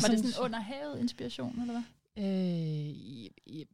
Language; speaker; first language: Danish; native; Danish